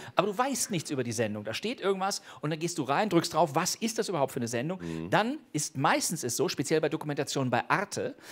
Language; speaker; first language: German; native; German